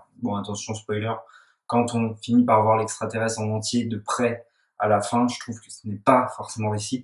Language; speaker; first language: French; native; French